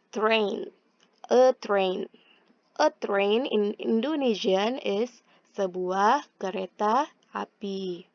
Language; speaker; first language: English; non-native, fluent; Indonesian